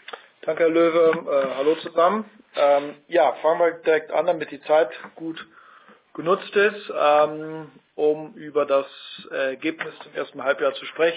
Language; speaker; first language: German; native; German